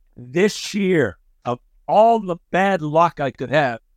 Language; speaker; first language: English; native; English